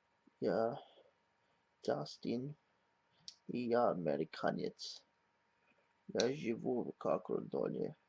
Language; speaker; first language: Russian; non-native, learner; English